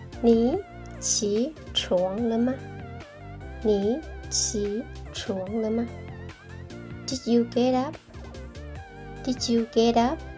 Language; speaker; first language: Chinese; non-native, learner; Lao